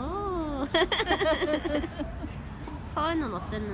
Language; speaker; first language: Korean; early bilingual, heritage; English